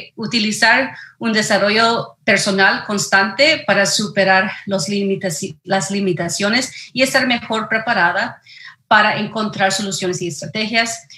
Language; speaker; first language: Spanish; early bilingual, heritage; Spanish